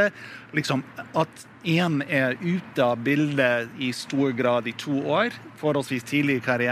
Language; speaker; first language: Norwegian; non-native, fluent; English